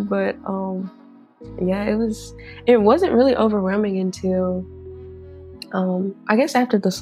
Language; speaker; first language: English; native; English